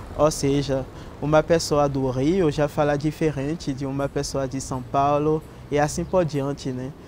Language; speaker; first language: Portuguese; non-native, fluent; French